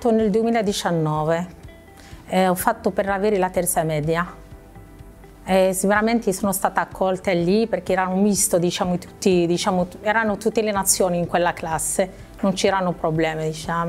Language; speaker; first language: Italian; non-native, learner; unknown